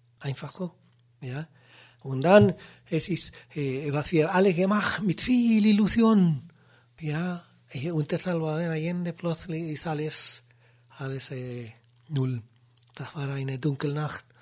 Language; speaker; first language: German; non-native, learner; Spanish